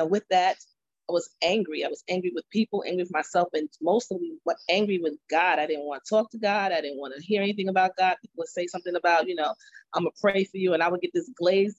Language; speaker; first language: English; native; English